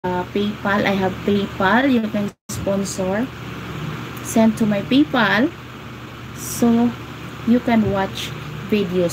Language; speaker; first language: English; non-native, local second language; Filipino